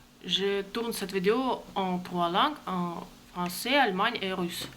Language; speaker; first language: French; non-native, learner; Russian